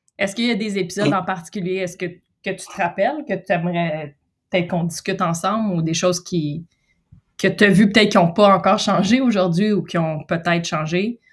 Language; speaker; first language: French; native; French